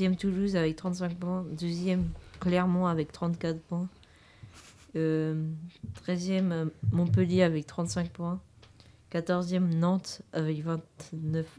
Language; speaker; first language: French; native; French